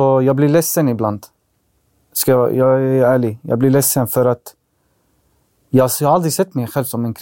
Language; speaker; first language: Swedish; early bilingual, other home language; Arabic